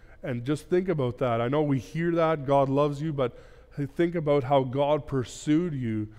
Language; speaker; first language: English; early bilingual, other home language; Plautdietsch